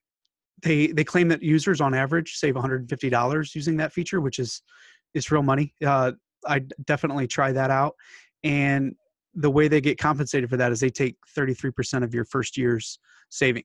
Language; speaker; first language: English; native; English